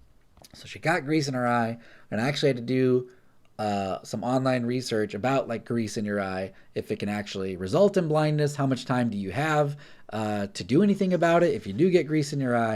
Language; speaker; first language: English; native; English